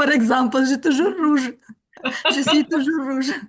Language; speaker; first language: French; non-native, learner; Ukrainian